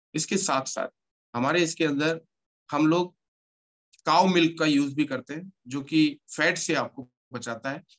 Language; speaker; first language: Hindi; native; Hindi